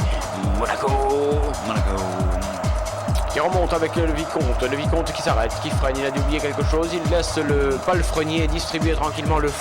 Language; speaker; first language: French; native; French